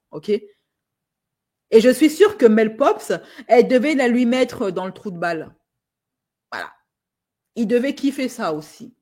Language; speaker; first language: French; native; French